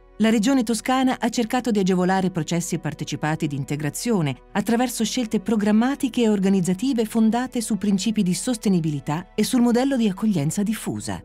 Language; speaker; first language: Italian; native; Italian